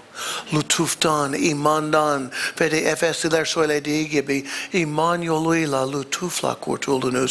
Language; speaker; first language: Turkish; non-native, fluent; English